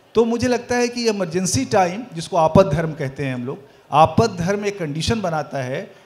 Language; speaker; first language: Hindi; native; Hindi